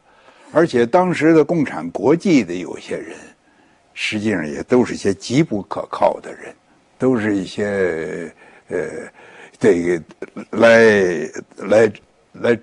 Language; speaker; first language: Chinese; native; Chinese